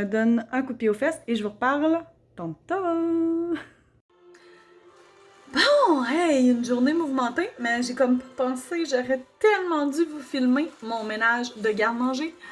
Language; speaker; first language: French; native; French